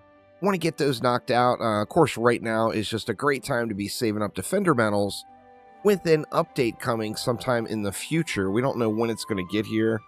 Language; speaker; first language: English; native; English